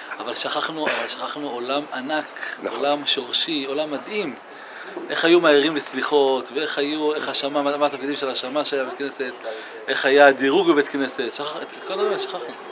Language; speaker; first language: Hebrew; native; Hebrew